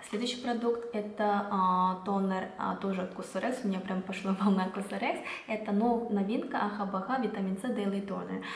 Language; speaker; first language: Russian; non-native, fluent; Korean